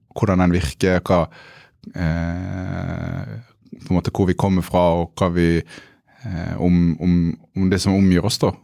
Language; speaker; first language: Norwegian; native; Norwegian